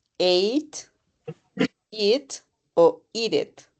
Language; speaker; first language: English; non-native, learner; Spanish